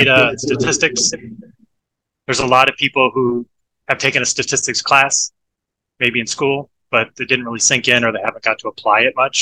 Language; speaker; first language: English; native; English